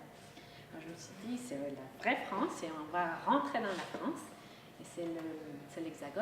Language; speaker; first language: French; non-native, local second language; Spanish